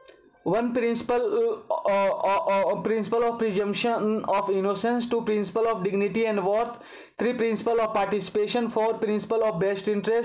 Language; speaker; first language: English; non-native, local second language; Hindi